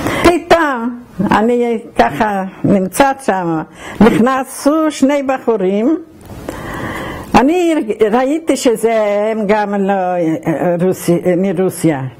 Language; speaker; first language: Hebrew; non-native, fluent; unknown